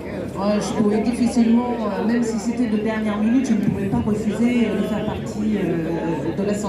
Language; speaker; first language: French; native; French